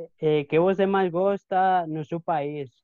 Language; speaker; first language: Portuguese; non-native, learner; Spanish